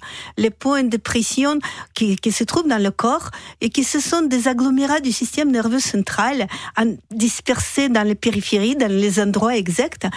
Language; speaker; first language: French; non-native, fluent; Russian